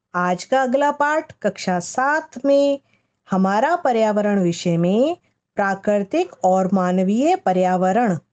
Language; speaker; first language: Hindi; native; Hindi